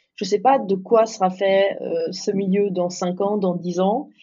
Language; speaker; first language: French; native; French